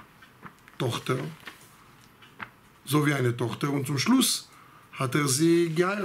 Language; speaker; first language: German; non-native, fluent; Hebrew